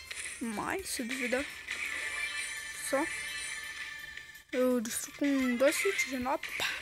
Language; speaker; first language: Portuguese; native; Portuguese